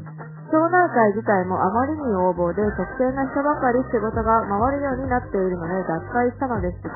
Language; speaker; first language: Japanese; native; Japanese